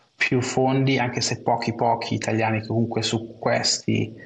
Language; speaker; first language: Italian; non-native, local second language; German